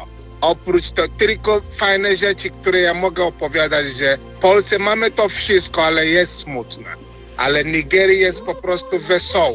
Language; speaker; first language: Polish; non-native, learner; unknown